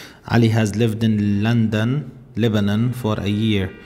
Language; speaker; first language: English; non-native, fluent; Arabic